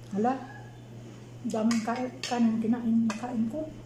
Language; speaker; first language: Filipino; non-native, local second language; Cebuano